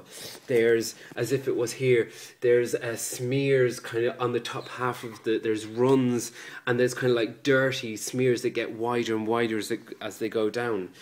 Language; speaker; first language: English; native; English